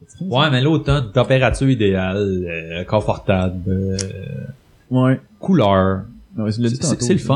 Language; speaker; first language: French; native; French